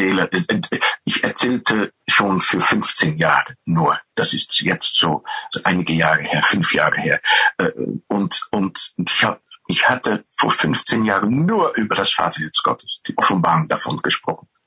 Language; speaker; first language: German; non-native, fluent; Dutch